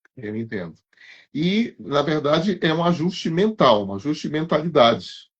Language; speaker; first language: Portuguese; native; Portuguese